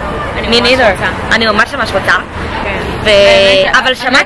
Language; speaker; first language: Hebrew; native; Hebrew